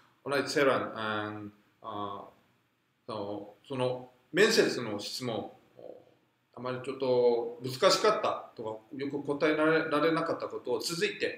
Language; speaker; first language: Japanese; non-native, fluent; Korean